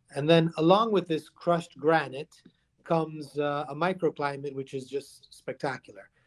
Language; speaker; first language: English; early bilingual, other home language; Italian